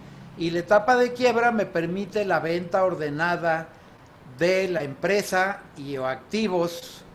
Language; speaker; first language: Spanish; native; Spanish